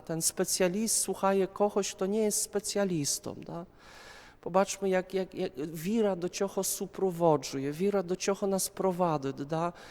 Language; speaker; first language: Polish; non-native, learner; Ukrainian